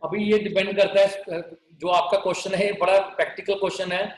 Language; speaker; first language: Hindi; non-native, local second language; Punjabi